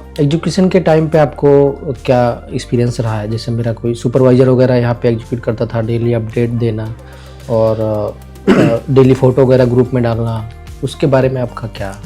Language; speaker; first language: Hindi; non-native, local second language; Marathi